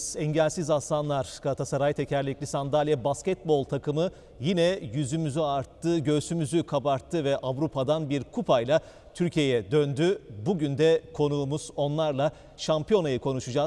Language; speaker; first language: Turkish; native; Turkish